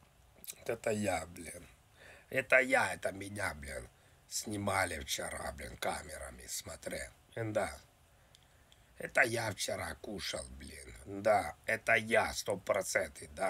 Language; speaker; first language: Russian; native; Russian